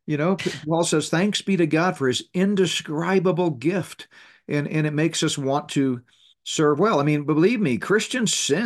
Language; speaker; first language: English; native; English